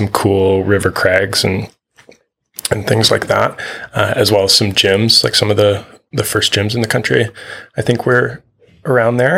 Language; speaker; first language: English; native; English